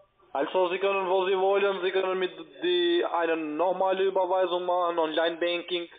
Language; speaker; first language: German; non-native, learner; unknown